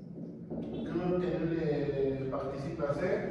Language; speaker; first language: French; non-native, learner; Spanish